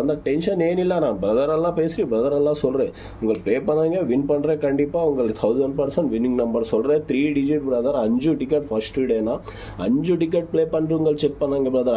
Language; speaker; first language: Tamil; non-native, learner; Kannada